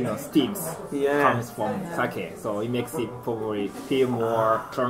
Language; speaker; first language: English; non-native, fluent; Japanese